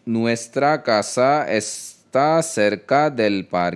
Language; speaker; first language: Spanish; non-native, learner; Hindi